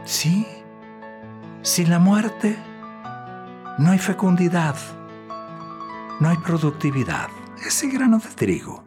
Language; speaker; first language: Spanish; native; Spanish